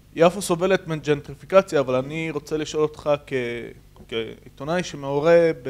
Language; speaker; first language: Hebrew; native; Hebrew